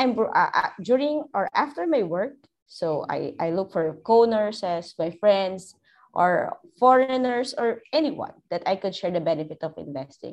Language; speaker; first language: English; non-native, local second language; Filipino